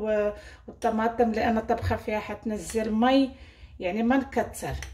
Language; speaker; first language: Arabic; native; Arabic